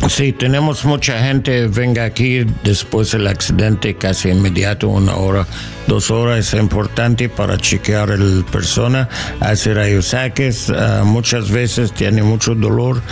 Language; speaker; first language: Spanish; non-native, learner; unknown